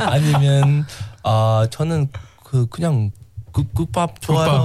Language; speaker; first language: Korean; non-native, learner; English